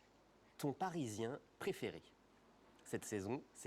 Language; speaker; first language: French; native; French